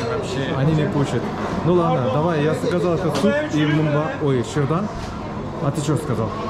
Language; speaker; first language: Russian; non-native, learner; Turkish